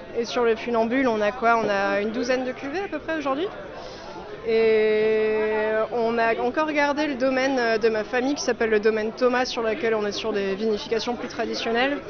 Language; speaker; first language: French; native; French